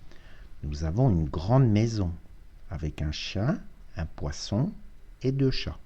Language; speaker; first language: French; non-native, fluent; Russian